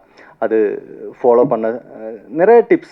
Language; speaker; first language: Tamil; non-native, fluent; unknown